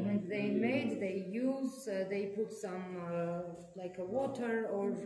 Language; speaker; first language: English; non-native, learner; Armenian